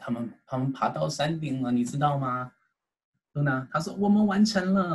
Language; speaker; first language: Chinese; native; Chinese